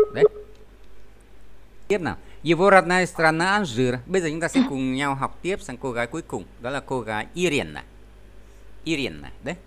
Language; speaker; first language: Vietnamese; native; Vietnamese